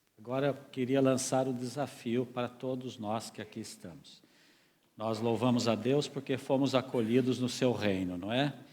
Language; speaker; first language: Portuguese; native; Portuguese